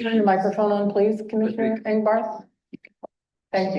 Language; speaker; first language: English; native; English